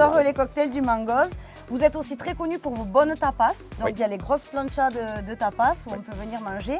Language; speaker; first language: French; native; French